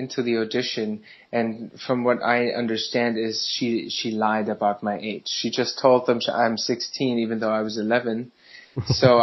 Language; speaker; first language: English; non-native, fluent; German